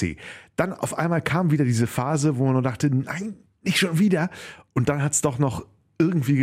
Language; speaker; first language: German; native; German